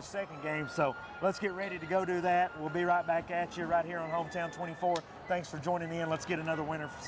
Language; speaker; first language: English; native; English